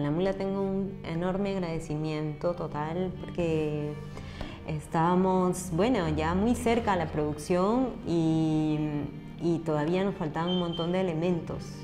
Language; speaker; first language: Spanish; native; Spanish